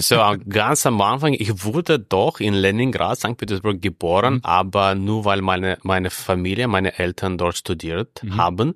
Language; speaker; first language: German; non-native, fluent; Russian